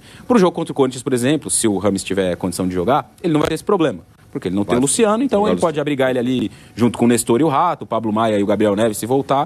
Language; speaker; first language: Portuguese; native; Portuguese